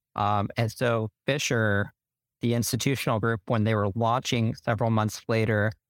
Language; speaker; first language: English; native; English